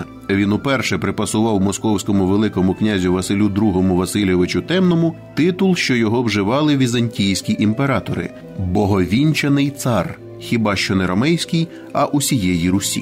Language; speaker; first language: Ukrainian; native; Ukrainian